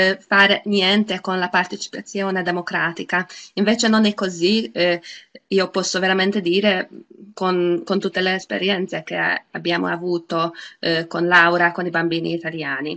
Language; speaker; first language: Italian; non-native, fluent; Hungarian